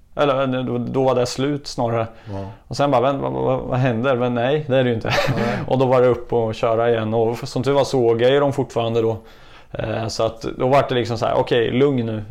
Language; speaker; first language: Swedish; native; Swedish